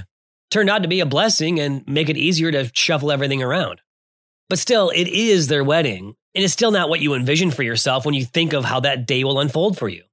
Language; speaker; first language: English; native; English